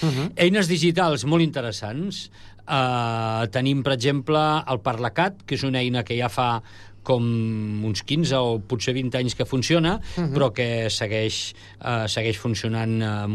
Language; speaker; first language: Catalan; native; Catalan